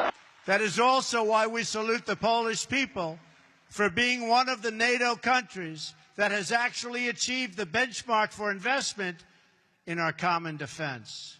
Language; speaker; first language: English; native; English